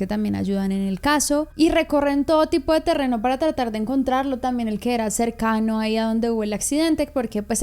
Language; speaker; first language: Spanish; native; Spanish